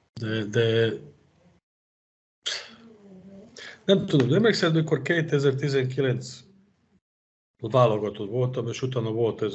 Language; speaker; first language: Hungarian; non-native, fluent; Serbian